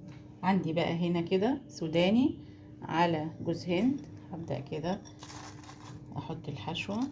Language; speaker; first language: Arabic; native; Arabic